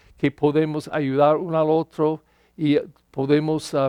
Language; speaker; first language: Spanish; non-native, learner; English